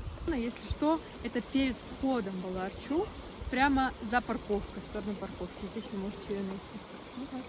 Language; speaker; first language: Russian; native; Russian